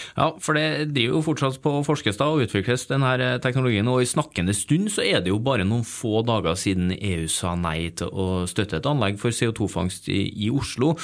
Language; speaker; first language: Norwegian; native; Norwegian